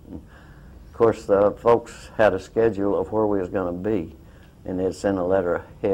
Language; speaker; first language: English; native; English